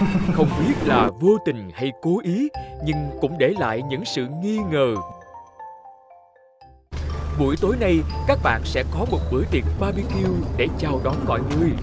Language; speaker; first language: Vietnamese; native; Vietnamese